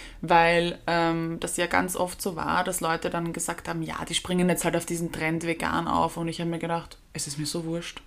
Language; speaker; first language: German; native; German